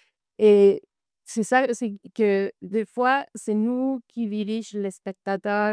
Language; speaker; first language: French; non-native, fluent; Spanish